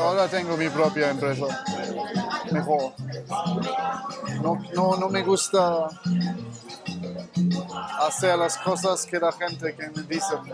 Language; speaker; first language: Spanish; non-native, learner; German